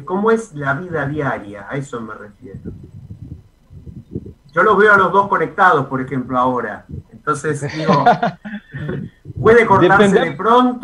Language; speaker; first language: Spanish; native; Spanish